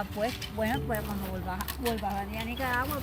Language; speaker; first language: Spanish; native; Spanish